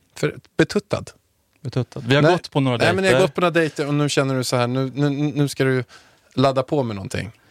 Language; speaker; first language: Swedish; native; Swedish